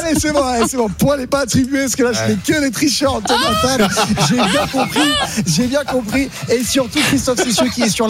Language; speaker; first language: French; native; French